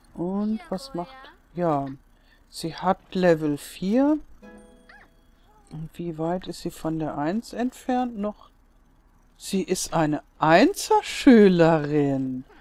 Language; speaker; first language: German; native; German